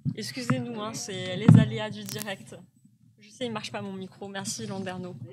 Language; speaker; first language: French; native; French